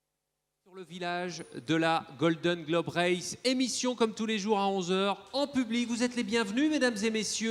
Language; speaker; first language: French; native; French